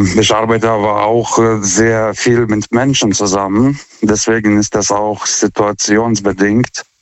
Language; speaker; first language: German; non-native, fluent; Lithuanian